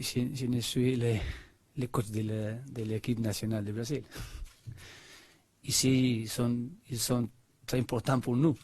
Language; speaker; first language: French; non-native, learner; Spanish